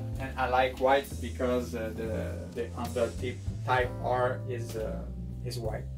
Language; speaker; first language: English; non-native, learner; French